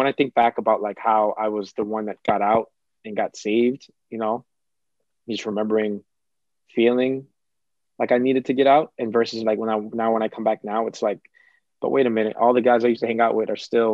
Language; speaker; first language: English; early bilingual, other home language; Kabuverdianu